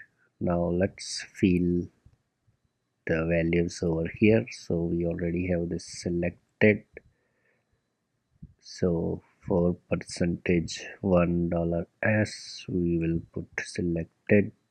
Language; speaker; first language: English; non-native, local second language; Gujarati